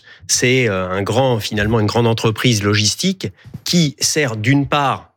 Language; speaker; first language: French; native; French